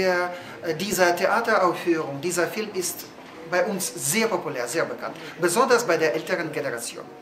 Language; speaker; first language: German; non-native, fluent; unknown